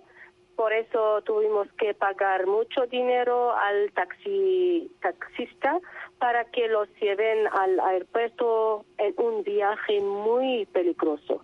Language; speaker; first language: Spanish; non-native, learner; Arabic